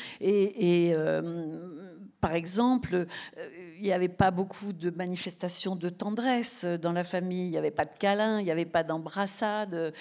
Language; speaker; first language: French; native; French